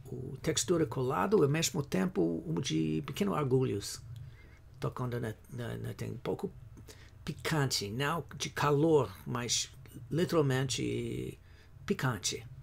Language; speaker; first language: Portuguese; non-native, fluent; English